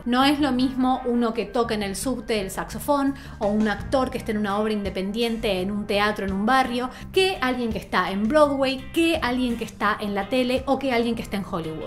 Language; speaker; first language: Spanish; native; Spanish